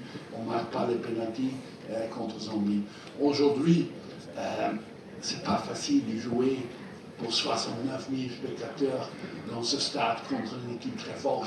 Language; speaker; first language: French; non-native, fluent; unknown